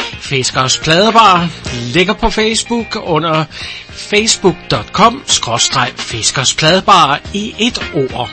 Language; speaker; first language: Danish; native; Danish